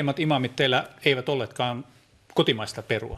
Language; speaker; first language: Finnish; native; Finnish